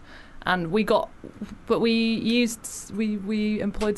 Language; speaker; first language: English; native; English